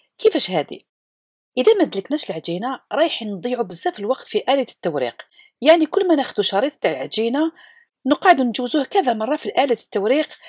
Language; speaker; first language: Arabic; native; Arabic